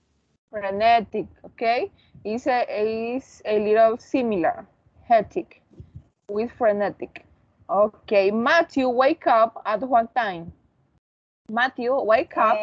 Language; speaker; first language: English; non-native, learner; Spanish